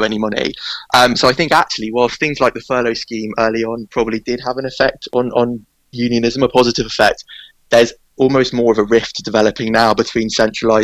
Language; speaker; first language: English; native; English